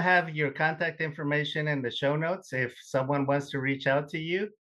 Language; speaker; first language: English; early bilingual, other home language; Spanish